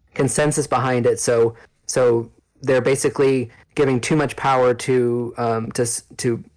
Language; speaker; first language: English; native; English